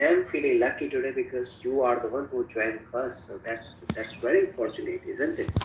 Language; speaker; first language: English; non-native, fluent; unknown